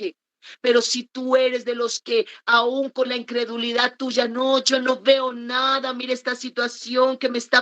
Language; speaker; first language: Spanish; native; Spanish